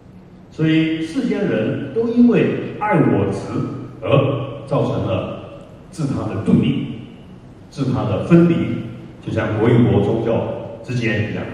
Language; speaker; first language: Chinese; native; Chinese